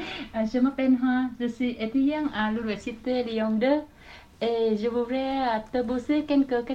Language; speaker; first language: French; non-native, learner; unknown